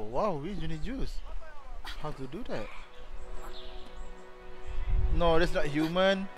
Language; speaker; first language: English; non-native, local second language; Malay